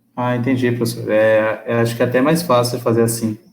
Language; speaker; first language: Portuguese; native; Portuguese